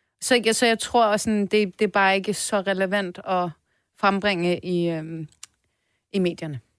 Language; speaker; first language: Danish; early bilingual, other home language; Turkish